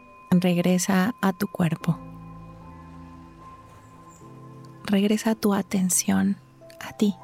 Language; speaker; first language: Spanish; native; Spanish